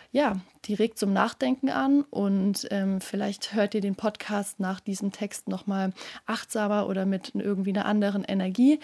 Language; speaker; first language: German; native; German